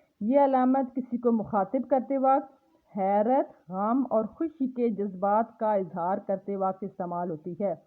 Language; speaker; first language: Urdu; non-native, local second language; Punjabi